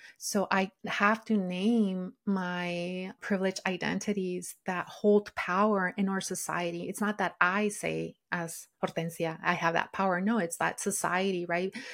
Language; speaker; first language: English; early bilingual, other home language; Spanish